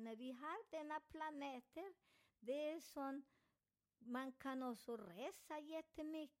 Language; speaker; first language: Swedish; non-native, fluent; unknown